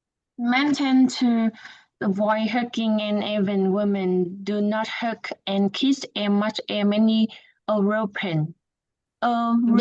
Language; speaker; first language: English; non-native, learner; Vietnamese